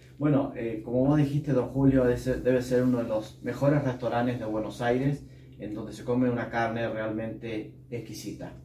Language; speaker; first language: Spanish; native; Spanish